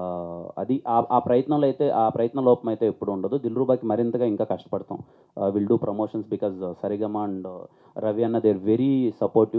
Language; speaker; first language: Telugu; native; Telugu